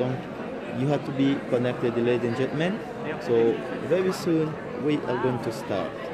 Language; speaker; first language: English; non-native, learner; Lingala